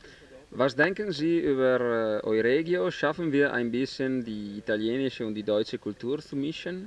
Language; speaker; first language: German; non-native, fluent; Italian